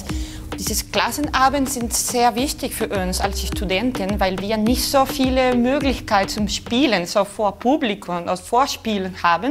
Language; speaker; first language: German; non-native, fluent; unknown